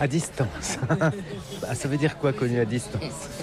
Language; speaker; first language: French; native; French